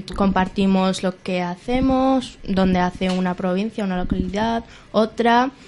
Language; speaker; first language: Spanish; early bilingual, other home language; Arabic